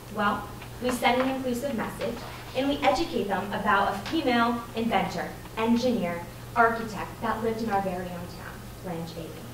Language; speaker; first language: English; native; English